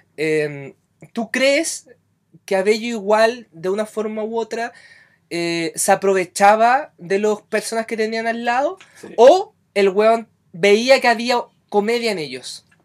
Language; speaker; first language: Spanish; native; Spanish